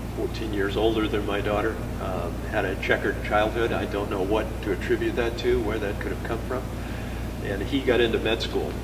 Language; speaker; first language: English; native; English